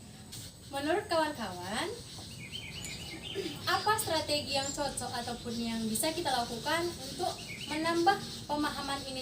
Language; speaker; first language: Indonesian; native; Indonesian